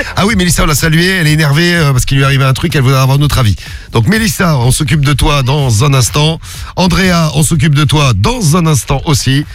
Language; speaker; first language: French; native; French